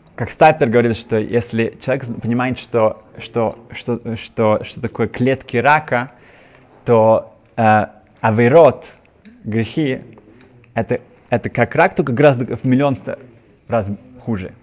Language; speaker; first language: Russian; native; Russian